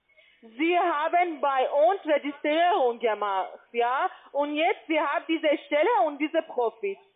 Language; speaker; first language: German; non-native, learner; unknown